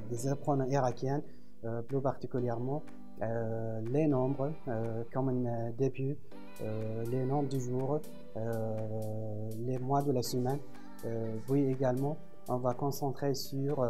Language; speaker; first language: French; non-native, fluent; Arabic